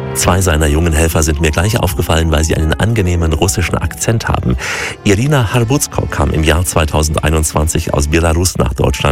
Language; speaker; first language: German; native; German